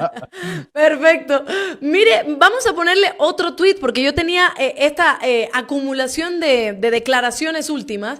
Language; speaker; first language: Spanish; native; Spanish